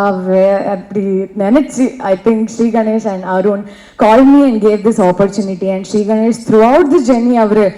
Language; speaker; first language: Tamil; non-native, learner; Kannada